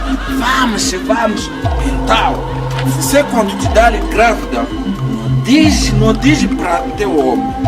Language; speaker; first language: Portuguese; non-native, learner; Kinyarwanda